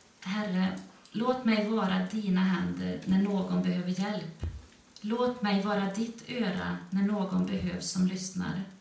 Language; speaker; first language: Swedish; native; Swedish